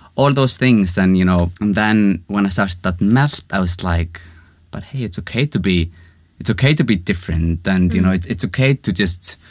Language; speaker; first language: English; non-native, fluent; Icelandic